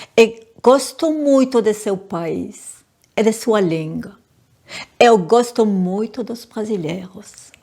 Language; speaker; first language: Portuguese; non-native, learner; French